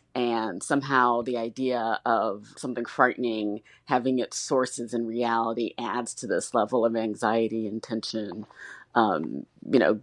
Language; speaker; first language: English; native; English